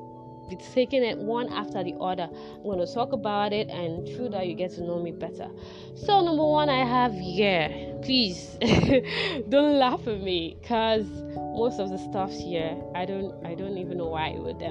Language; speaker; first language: English; non-native, local second language; Yoruba